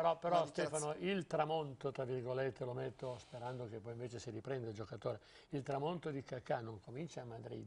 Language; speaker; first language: Italian; native; Italian